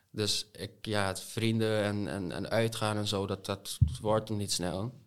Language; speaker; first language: Dutch; non-native, local second language; Papiamento